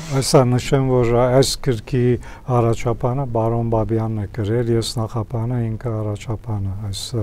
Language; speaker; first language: Armenian; early bilingual, heritage; Armenian